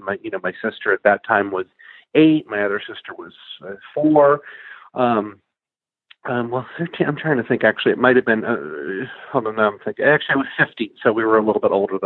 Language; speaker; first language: English; native; English